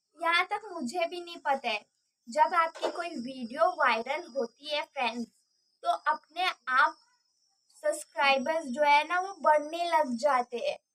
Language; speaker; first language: Hindi; native; Hindi